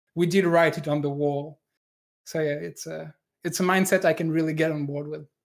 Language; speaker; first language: English; non-native, fluent; French